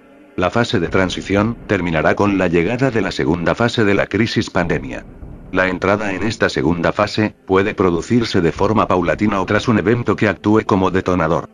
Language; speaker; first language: Spanish; native; Spanish